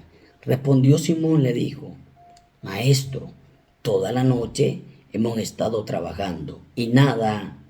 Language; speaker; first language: Spanish; native; Spanish